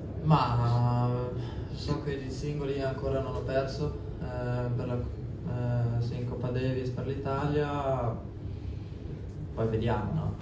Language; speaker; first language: Italian; non-native, local second language; German